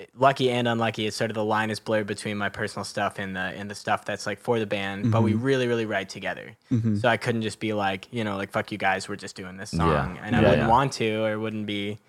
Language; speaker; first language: English; native; English